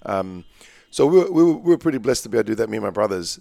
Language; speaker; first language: English; early bilingual, other home language; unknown